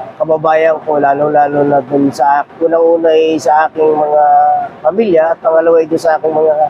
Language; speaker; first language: Filipino; native; Filipino